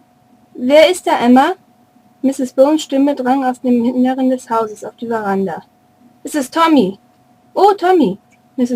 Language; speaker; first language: German; native; German